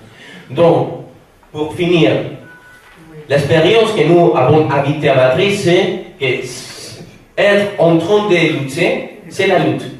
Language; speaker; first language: French; non-native, fluent; Spanish